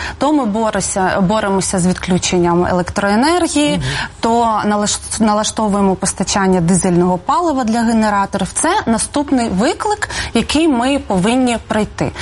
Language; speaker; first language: Ukrainian; native; Ukrainian